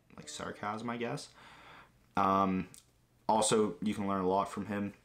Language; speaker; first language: English; non-native, fluent; Greek